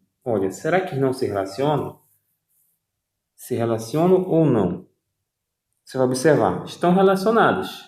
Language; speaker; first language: Portuguese; native; Portuguese